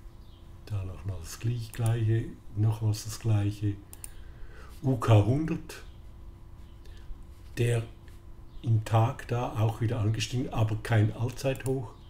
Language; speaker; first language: German; native; German